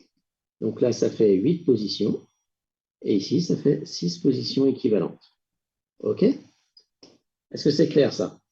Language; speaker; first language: French; native; French